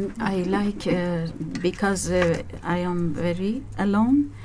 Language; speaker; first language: English; non-native, learner; Persian